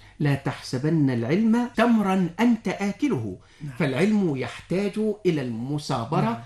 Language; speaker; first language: Arabic; native; Arabic